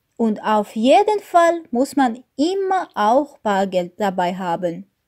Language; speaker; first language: German; non-native, learner; Armenian